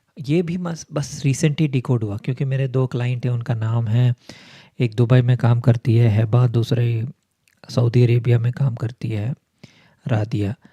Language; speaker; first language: Hindi; non-native, local second language; Telugu